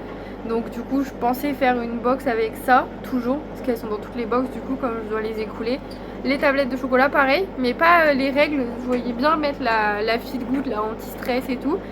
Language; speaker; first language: French; native; French